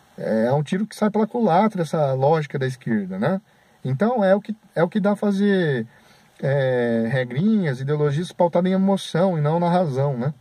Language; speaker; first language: Portuguese; native; Portuguese